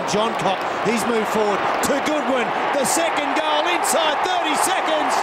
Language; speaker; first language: English; native; English